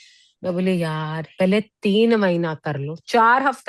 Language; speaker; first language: Hindi; native; Hindi